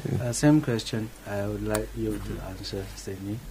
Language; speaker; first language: English; non-native, local second language; Chinese